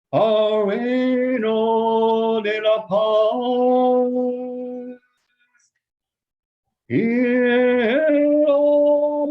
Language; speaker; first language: Spanish; non-native, fluent; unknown